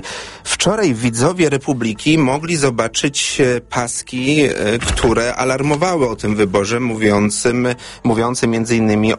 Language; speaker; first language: Polish; native; Polish